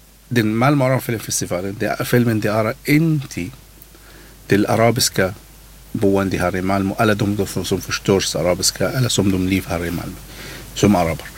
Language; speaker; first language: Swedish; non-native, learner; Arabic